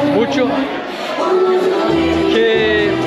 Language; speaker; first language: Spanish; non-native, learner; English